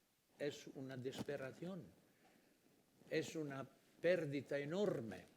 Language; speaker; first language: Spanish; non-native, fluent; Italian